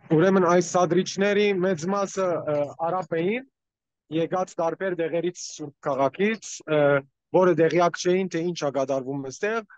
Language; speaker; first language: Armenian; early bilingual, heritage; Armenian